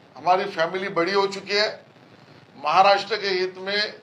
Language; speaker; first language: Hindi; non-native, local second language; Marathi